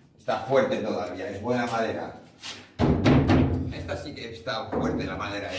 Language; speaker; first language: Spanish; native; Spanish